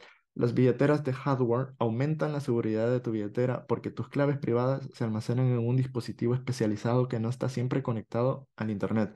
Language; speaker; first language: Spanish; native; Spanish